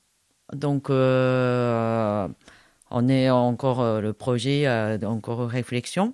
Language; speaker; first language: French; non-native, fluent; Japanese